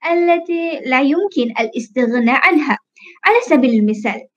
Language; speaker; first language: Arabic; non-native, fluent; Malay